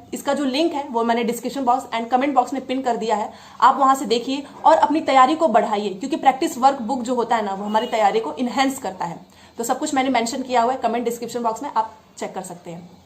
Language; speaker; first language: Hindi; native; Hindi